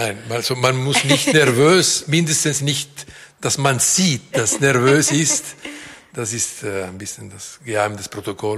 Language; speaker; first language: German; non-native, fluent; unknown